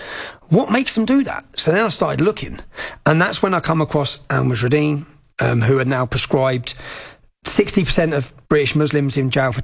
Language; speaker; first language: English; native; English